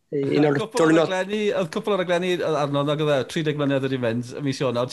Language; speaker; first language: Welsh; native; Welsh